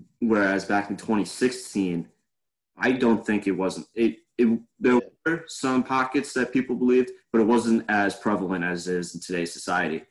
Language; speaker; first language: English; native; English